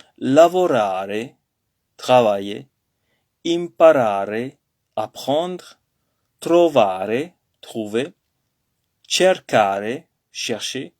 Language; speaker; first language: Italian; non-native, learner; French